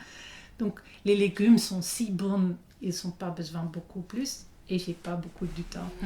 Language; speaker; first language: French; non-native, fluent; Dutch